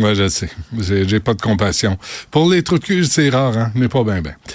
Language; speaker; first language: French; native; French